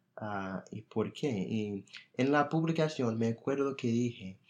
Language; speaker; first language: Spanish; non-native, fluent; English